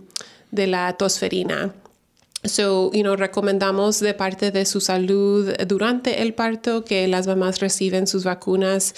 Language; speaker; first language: Spanish; early bilingual, heritage; Spanish